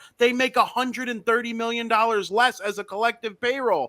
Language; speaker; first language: English; native; English